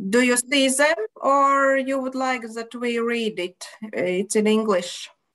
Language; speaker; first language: English; non-native, fluent; Latvian